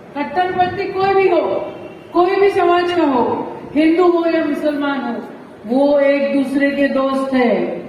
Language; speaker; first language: Hindi; non-native, local second language; Marathi